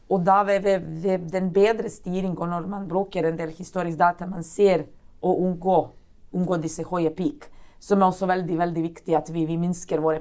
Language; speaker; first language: Norwegian; non-native, fluent; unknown